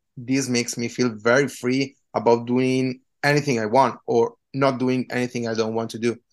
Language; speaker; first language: English; non-native, fluent; Italian